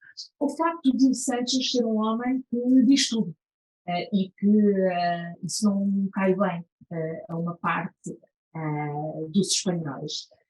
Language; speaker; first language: Portuguese; native; Portuguese